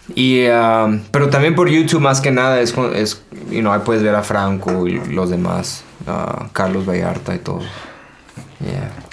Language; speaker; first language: Spanish; early bilingual, heritage; Spanish